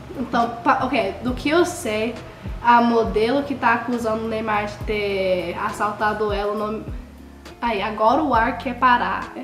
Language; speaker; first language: Portuguese; early bilingual, heritage; Portuguese